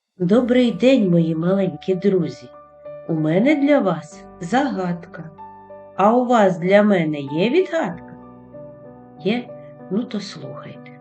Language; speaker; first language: Ukrainian; native; Ukrainian